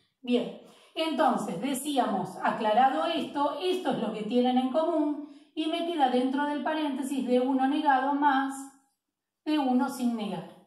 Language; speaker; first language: Spanish; native; Spanish